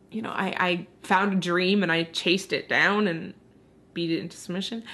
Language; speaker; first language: English; native; English